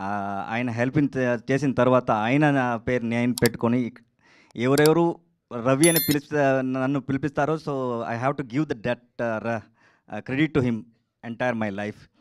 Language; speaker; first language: Telugu; non-native, learner; Kannada